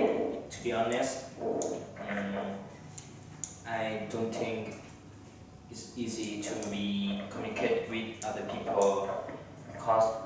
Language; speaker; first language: English; non-native, learner; Vietnamese